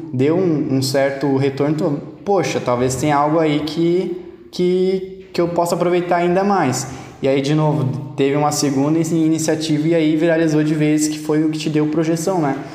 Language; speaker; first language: Portuguese; native; Portuguese